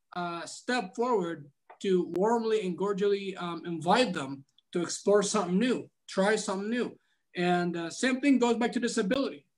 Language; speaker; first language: English; non-native, fluent; Arabic